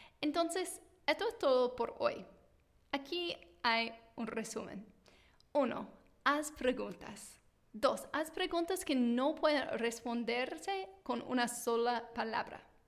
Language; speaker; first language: Spanish; non-native, fluent; English